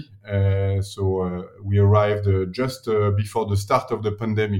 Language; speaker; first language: English; non-native, fluent; French